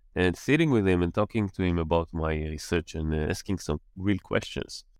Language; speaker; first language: English; non-native, fluent; Hebrew